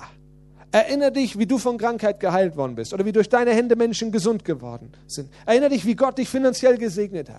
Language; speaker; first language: German; native; German